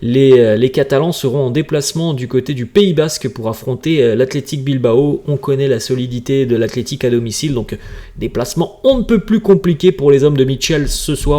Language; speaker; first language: French; native; French